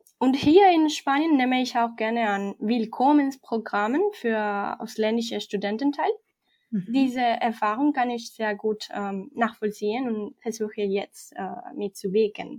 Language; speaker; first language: German; non-native, fluent; Spanish